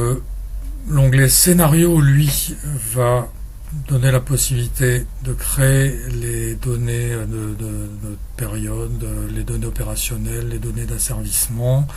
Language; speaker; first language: French; native; French